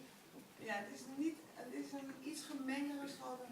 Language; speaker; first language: Dutch; non-native, fluent; French